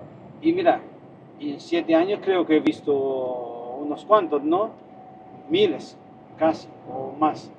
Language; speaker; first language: Spanish; native; Spanish